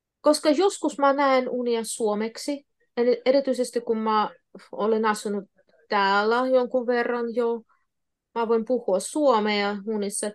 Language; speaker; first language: Finnish; non-native, fluent; Russian